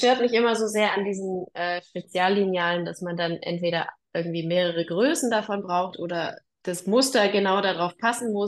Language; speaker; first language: German; native; German